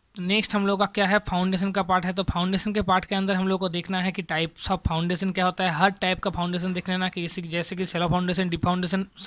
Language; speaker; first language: Hindi; non-native, local second language; Bangla